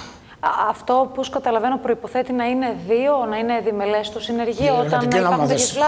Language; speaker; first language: Greek; native; Greek